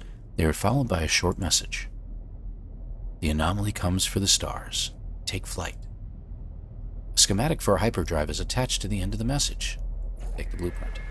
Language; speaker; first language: English; native; English